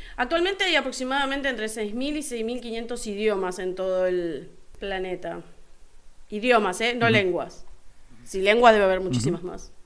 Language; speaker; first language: Spanish; native; Spanish